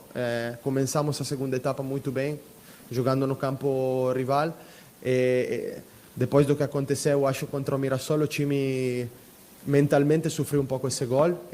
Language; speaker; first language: Portuguese; non-native, fluent; Italian